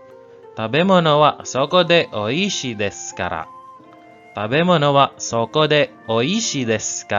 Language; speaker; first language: Japanese; non-native, learner; English